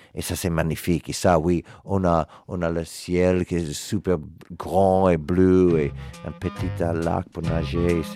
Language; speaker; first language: French; non-native, learner; English